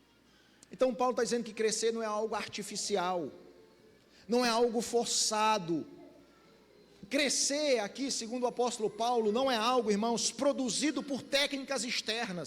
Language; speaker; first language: Portuguese; native; Portuguese